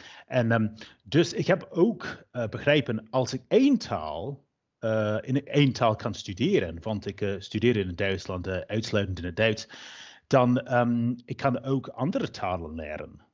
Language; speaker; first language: Dutch; non-native, fluent; English